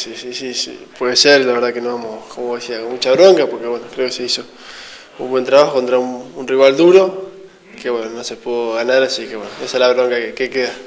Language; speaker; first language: Spanish; native; Spanish